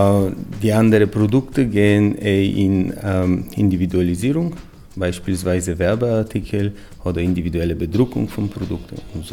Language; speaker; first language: German; non-native, fluent; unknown